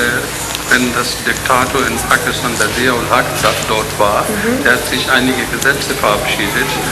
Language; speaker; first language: German; non-native, learner; Urdu